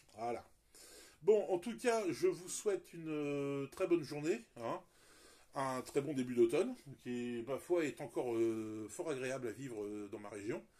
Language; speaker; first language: French; native; French